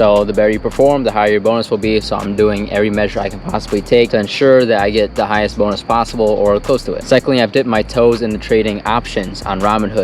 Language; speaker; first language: English; native; English